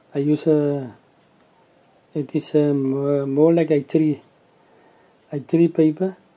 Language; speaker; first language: English; non-native, local second language; Afrikaans